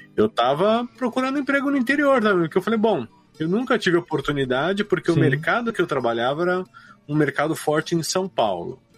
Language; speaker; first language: Portuguese; native; Portuguese